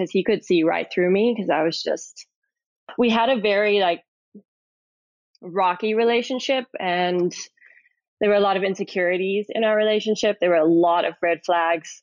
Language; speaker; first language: English; native; English